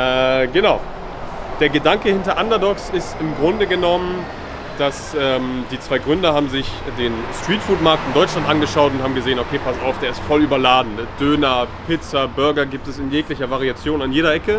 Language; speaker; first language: German; native; German